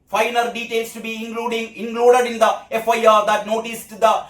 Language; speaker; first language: English; non-native, local second language; Malayalam